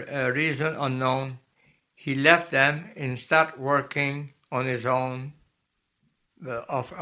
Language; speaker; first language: English; native; English